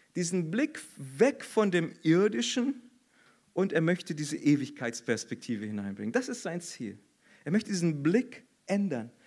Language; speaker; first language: German; non-native, fluent; Portuguese